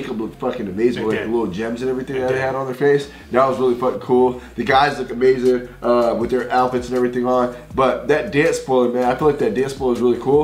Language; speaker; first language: English; native; English